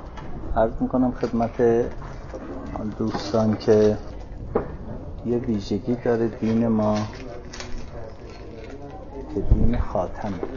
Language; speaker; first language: Persian; native; Persian